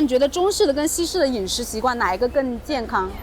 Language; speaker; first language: Chinese; native; Chinese